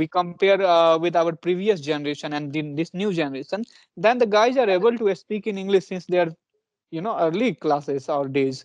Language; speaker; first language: English; non-native, local second language; Punjabi